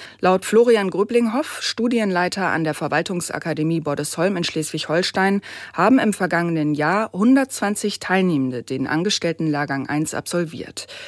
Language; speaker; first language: German; native; German